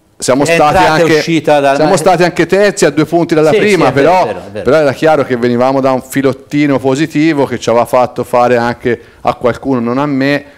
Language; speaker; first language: Italian; native; Italian